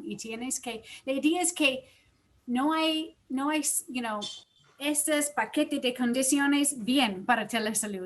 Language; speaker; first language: Spanish; non-native, fluent; English